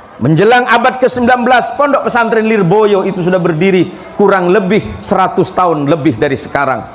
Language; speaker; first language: Indonesian; non-native, local second language; Madurese